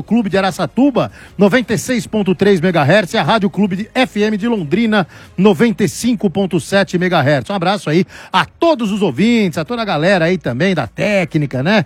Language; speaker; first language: Portuguese; native; Portuguese